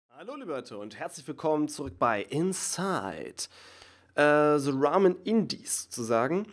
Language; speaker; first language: German; native; German